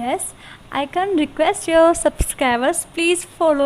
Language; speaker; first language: English; non-native, learner; Hindi